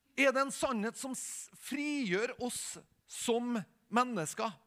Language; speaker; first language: Norwegian; native; Norwegian